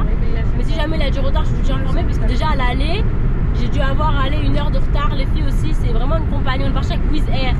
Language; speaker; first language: French; native; French